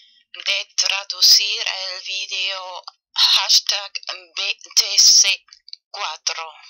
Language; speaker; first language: Spanish; non-native, fluent; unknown